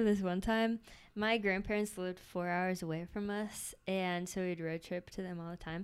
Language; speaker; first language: English; native; English